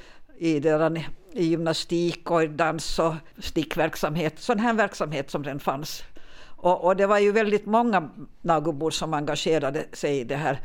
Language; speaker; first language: Swedish; native; Swedish